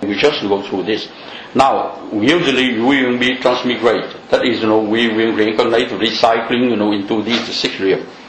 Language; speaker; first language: English; non-native, fluent; Vietnamese